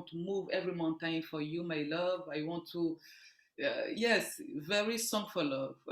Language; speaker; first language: English; non-native, learner; French